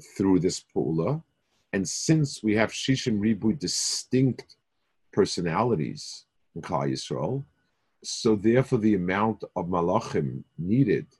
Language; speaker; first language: English; native; English